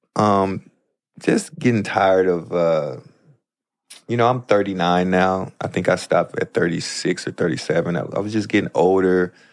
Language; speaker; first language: English; native; English